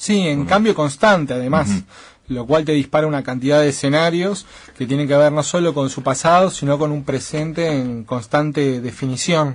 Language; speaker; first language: Spanish; native; Spanish